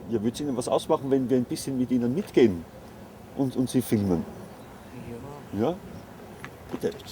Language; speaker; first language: German; native; German